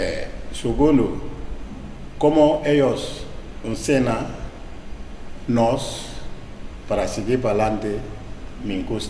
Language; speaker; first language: Spanish; non-native, learner; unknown